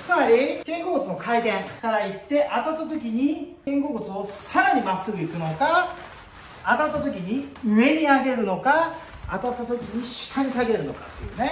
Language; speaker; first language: Japanese; native; Japanese